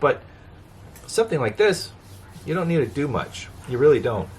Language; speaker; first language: English; native; English